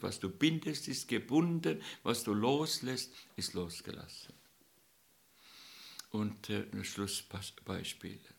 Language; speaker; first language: German; non-native, learner; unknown